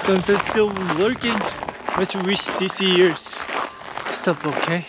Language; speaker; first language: English; native; English